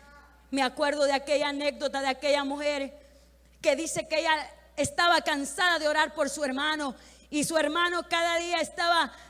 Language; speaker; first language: Spanish; native; Spanish